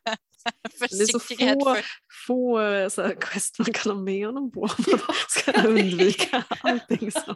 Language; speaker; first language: Swedish; native; Swedish